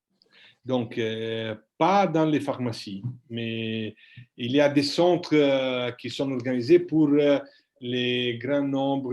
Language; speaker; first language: French; non-native, fluent; Italian